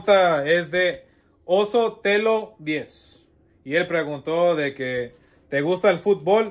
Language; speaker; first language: Spanish; early bilingual, heritage; Spanish